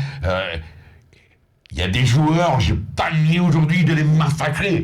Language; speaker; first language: French; native; French